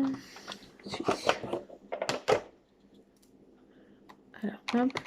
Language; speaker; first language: French; native; French